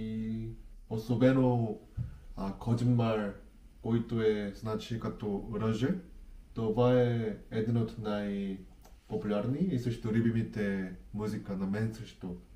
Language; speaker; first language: Bulgarian; non-native, learner; Korean